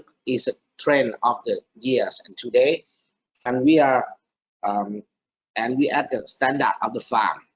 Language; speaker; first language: English; non-native, learner; Thai